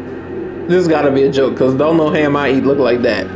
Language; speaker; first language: English; native; English